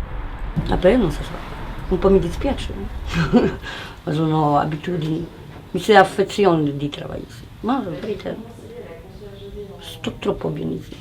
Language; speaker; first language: Italian; non-native, learner; Polish